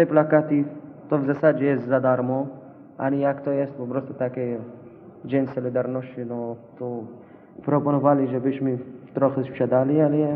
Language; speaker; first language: Polish; non-native, learner; Arabic